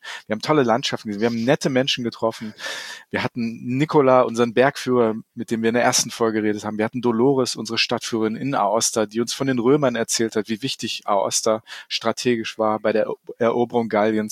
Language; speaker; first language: German; native; German